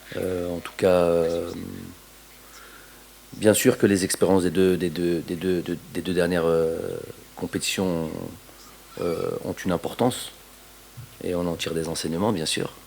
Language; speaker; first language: French; native; French